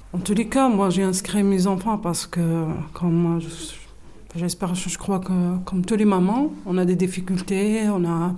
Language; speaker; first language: French; non-native, learner; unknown